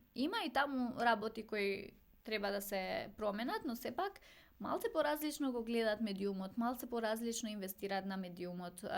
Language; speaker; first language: Macedonian; non-native, local second language; Albanian